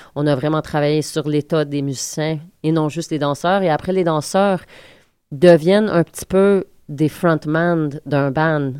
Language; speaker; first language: French; native; French